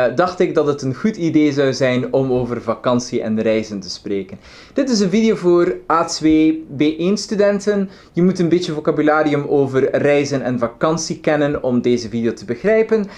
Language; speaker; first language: Dutch; native; Dutch